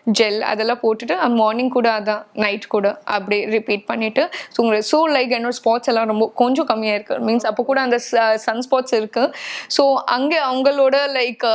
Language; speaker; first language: Tamil; non-native, local second language; Hindi